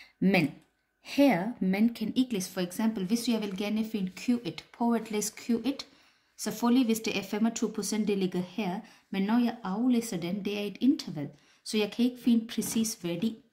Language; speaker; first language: Danish; non-native, fluent; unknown